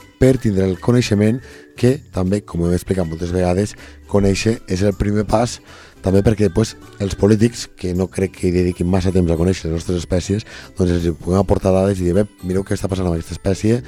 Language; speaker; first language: Catalan; native; Catalan